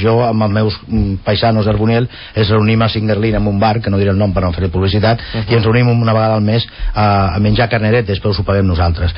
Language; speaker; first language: Catalan; non-native, local second language; Spanish